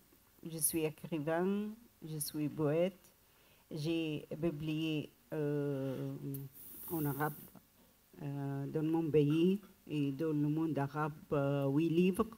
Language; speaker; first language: French; non-native, learner; Arabic